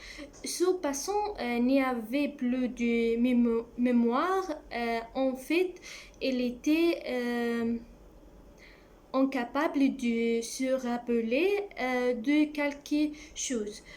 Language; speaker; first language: French; non-native, learner; Arabic